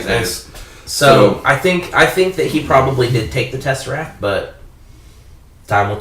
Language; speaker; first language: English; native; English